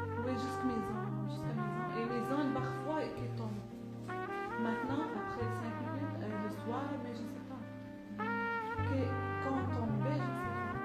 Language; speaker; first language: French; non-native, learner; Arabic